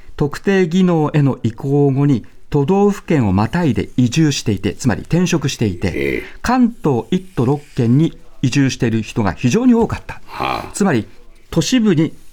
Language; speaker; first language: Japanese; native; Japanese